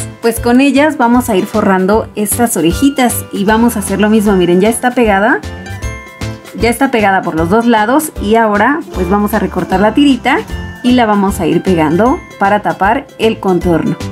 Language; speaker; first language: Spanish; native; Spanish